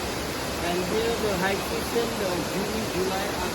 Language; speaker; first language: English; non-native, learner; Balinese